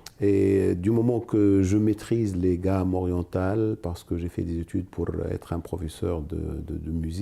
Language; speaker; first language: French; non-native, local second language; Arabic